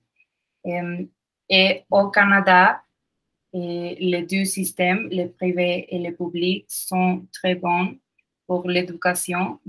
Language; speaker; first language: French; non-native, learner; Spanish